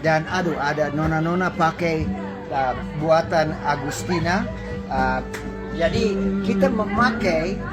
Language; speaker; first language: Indonesian; non-native, local second language; English